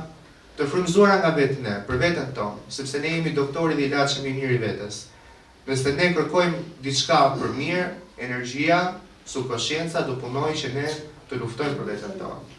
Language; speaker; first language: Albanian; native; Albanian